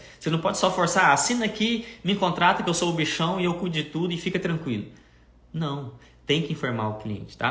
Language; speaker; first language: Portuguese; native; Portuguese